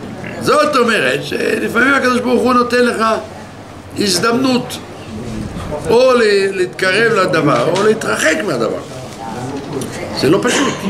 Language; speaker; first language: Hebrew; non-native, fluent; French